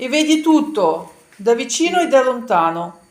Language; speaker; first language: Italian; non-native, learner; Ukrainian